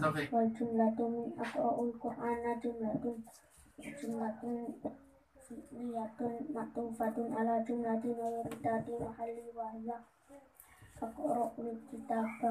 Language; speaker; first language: Arabic; non-native, learner; Javanese